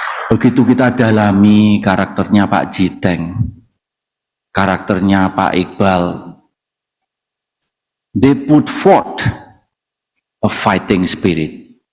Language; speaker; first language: Indonesian; native; Indonesian